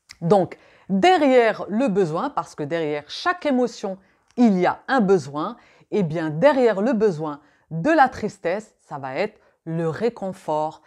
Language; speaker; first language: French; native; French